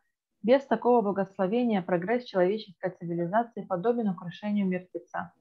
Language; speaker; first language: Russian; native; Russian